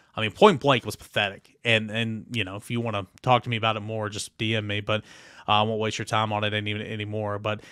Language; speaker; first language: English; native; English